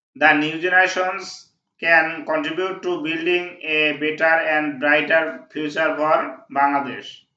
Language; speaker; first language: English; non-native, local second language; Bangla